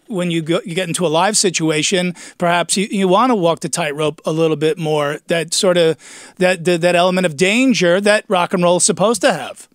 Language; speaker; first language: English; native; English